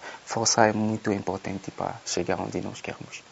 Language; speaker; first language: Portuguese; non-native, fluent; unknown